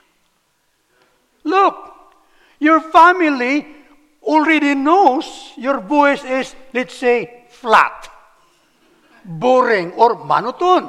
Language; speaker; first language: English; non-native, local second language; Cebuano